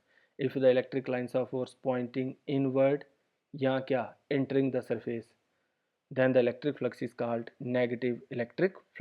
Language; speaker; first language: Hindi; native; Hindi